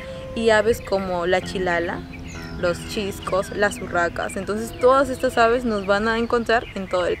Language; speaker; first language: Spanish; native; Spanish